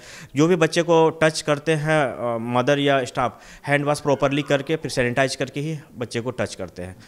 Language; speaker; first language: Hindi; native; Hindi